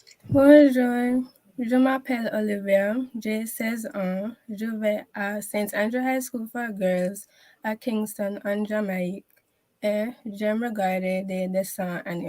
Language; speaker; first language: French; non-native, learner; English